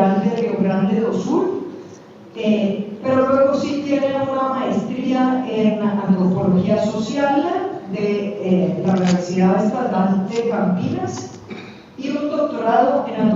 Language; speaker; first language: Spanish; native; Spanish